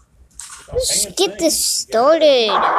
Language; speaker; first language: English; native; English